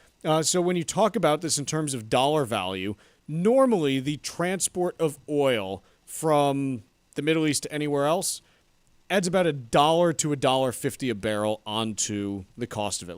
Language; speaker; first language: English; native; English